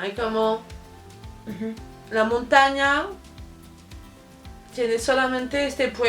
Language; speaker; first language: Spanish; non-native, fluent; French